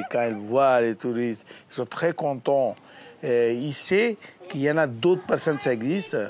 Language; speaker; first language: French; non-native, fluent; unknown